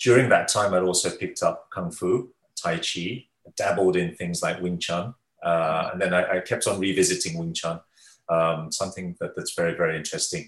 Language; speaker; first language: English; native; English